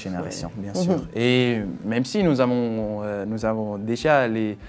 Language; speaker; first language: French; non-native, fluent; Swiss German